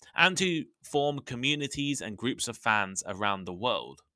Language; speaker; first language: English; native; English